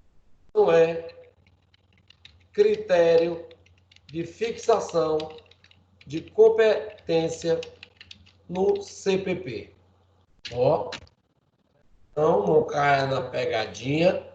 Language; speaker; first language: Portuguese; native; Portuguese